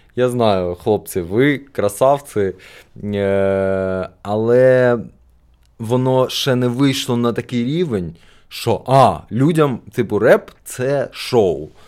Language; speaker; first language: Ukrainian; non-native, local second language; Russian